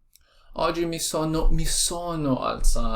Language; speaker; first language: Italian; non-native, learner; Portuguese